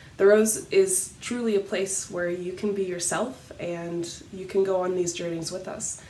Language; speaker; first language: English; native; English